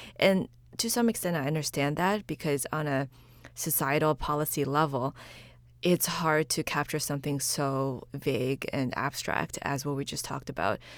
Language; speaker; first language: English; early bilingual, other home language; Chinese